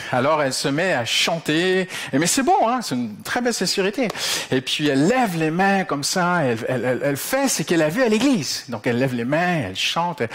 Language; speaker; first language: French; native; French